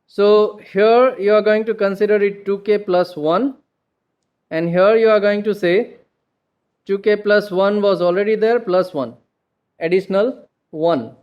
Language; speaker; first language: English; non-native, local second language; Gujarati